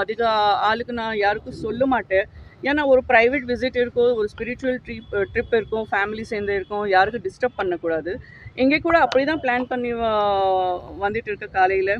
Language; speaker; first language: Tamil; non-native, local second language; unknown